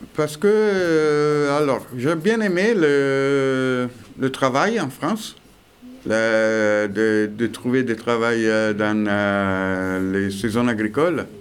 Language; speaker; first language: French; non-native, fluent; Italian